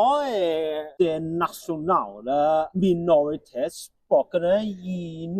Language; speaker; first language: Norwegian; non-native, learner; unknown